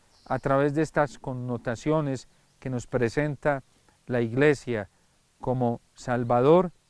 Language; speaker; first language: Spanish; native; Spanish